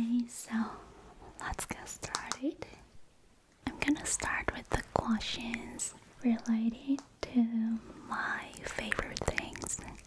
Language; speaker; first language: English; non-native, fluent; Korean